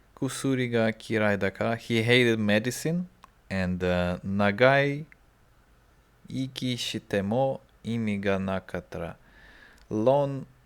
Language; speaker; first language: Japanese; non-native, learner; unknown